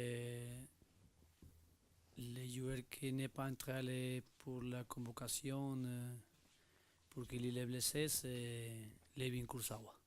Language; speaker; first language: French; non-native, learner; Spanish